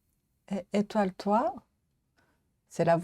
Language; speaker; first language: French; non-native, learner; Japanese